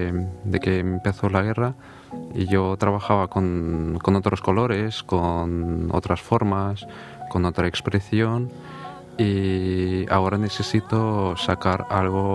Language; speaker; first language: Spanish; non-native, fluent; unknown